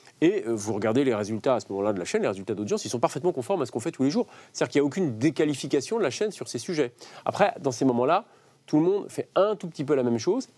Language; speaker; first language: French; native; French